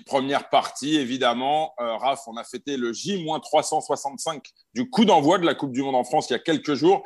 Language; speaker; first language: French; native; French